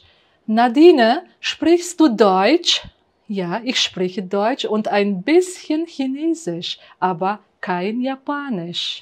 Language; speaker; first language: German; non-native, fluent; Uzbek